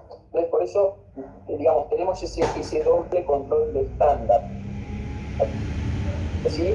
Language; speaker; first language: Spanish; native; Spanish